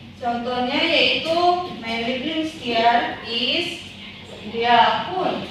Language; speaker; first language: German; non-native, learner; Indonesian